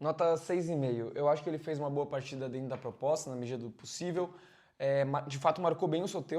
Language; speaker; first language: Portuguese; native; Portuguese